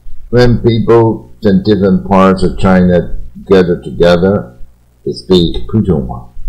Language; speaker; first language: English; non-native, fluent; Chinese